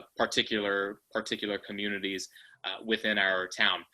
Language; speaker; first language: English; native; English